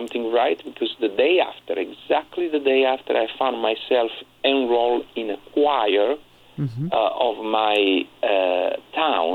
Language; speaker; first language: English; non-native, fluent; Italian